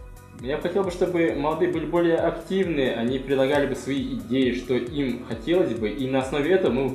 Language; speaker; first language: Russian; native; Russian